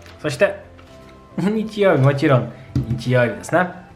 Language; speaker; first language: Japanese; non-native, fluent; Polish